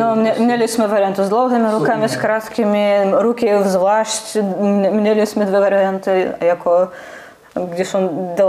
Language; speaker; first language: Czech; non-native, learner; Russian